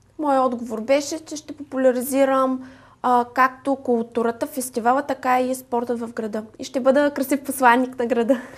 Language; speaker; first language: Bulgarian; native; Bulgarian